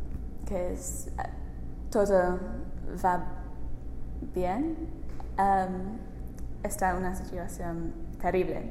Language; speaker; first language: Spanish; non-native, learner; English